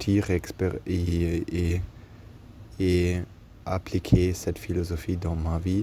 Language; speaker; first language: French; non-native, learner; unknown